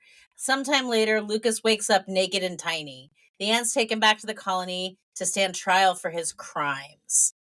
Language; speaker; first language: English; native; English